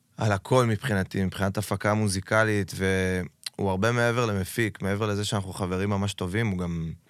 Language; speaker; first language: Hebrew; native; Hebrew